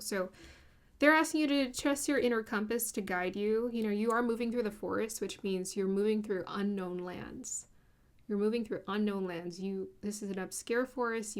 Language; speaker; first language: English; native; English